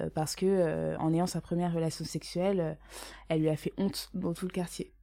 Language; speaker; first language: French; native; French